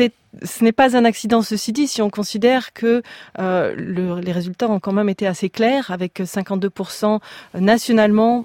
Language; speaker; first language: French; native; French